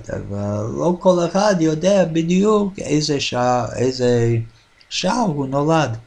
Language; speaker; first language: Hebrew; non-native, fluent; English